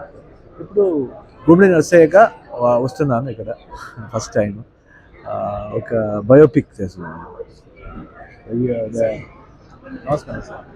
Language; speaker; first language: Telugu; non-native, learner; Kannada